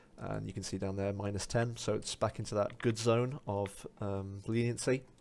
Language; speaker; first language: English; native; English